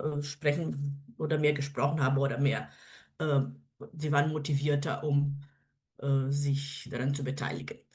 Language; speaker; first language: German; non-native, fluent; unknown